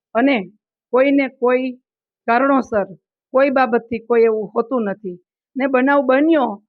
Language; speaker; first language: Gujarati; native; Gujarati